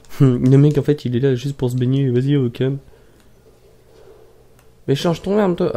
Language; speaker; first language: French; native; French